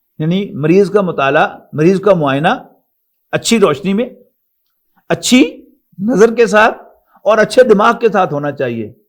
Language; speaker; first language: Urdu; non-native, local second language; Punjabi